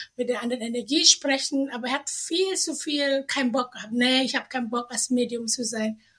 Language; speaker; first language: German; non-native, fluent; Indonesian